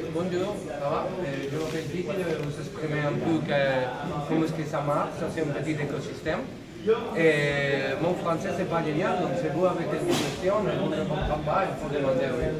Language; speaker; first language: French; non-native, learner; Spanish